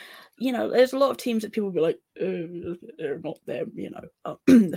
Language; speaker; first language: English; native; English